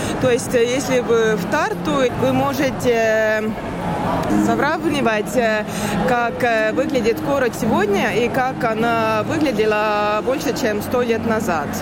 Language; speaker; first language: Russian; non-native, learner; Estonian